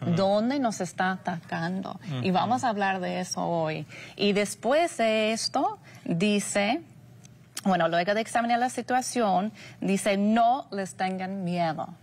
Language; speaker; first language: Spanish; non-native, fluent; English